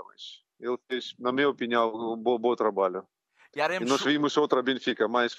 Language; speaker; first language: Portuguese; non-native, learner; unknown